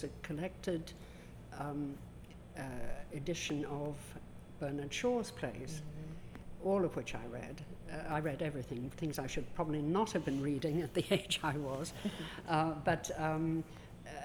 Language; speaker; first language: English; native; English